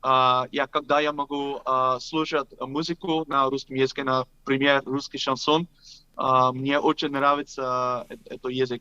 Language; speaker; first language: Russian; non-native, learner; Dutch